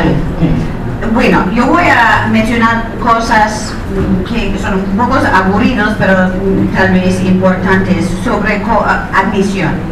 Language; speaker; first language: Spanish; non-native, fluent; English